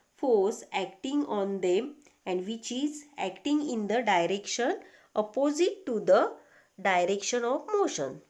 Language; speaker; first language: English; non-native, local second language; Marathi